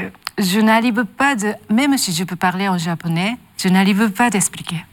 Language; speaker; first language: French; non-native, learner; Japanese